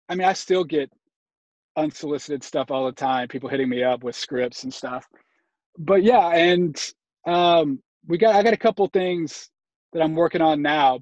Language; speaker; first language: English; native; English